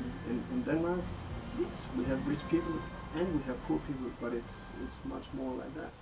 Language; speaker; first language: English; non-native, fluent; Danish